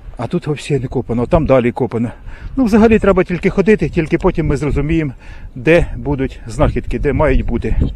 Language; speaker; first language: Ukrainian; non-native, local second language; Russian